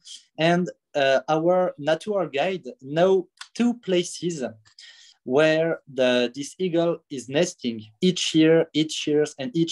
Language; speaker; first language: English; non-native, learner; French